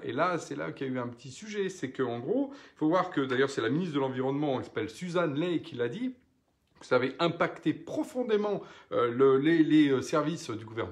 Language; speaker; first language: French; native; French